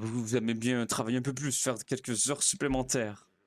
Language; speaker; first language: French; native; French